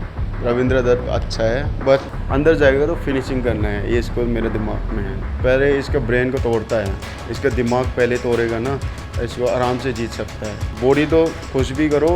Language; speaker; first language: Hindi; non-native, local second language; Manipuri